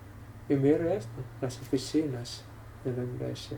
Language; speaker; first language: Spanish; non-native, fluent; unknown